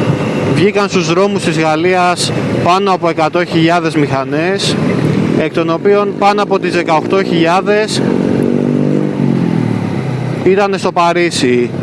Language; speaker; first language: Greek; native; Greek